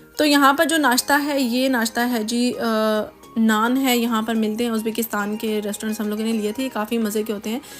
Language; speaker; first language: Urdu; native; Urdu